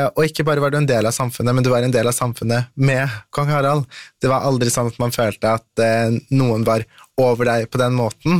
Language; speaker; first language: Norwegian; early bilingual, other home language; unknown